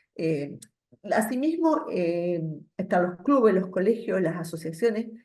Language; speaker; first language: Spanish; non-native, local second language; German